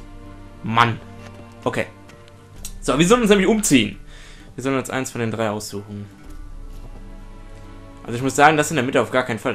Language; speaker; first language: German; native; German